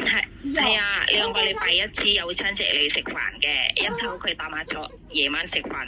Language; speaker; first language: Cantonese; non-native, learner; Indonesian